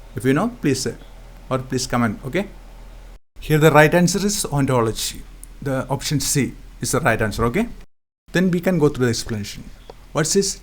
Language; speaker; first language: English; non-native, local second language; Malayalam